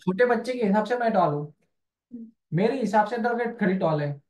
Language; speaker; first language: Hindi; non-native, local second language; Marathi